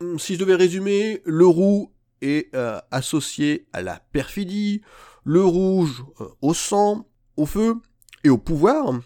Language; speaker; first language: French; native; French